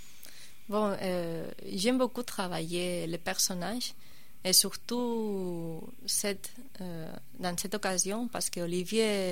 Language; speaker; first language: French; non-native, fluent; Spanish